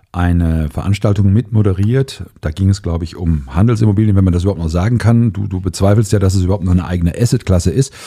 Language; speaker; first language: German; native; German